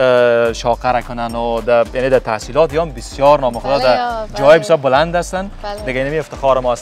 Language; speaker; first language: Persian; native; Persian